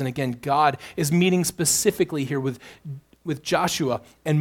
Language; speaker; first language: English; native; English